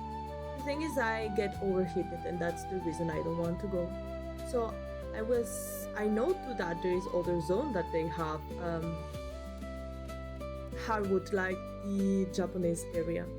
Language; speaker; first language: English; non-native, fluent; Spanish